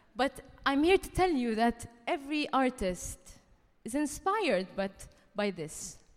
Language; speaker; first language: English; early bilingual, heritage; Arabic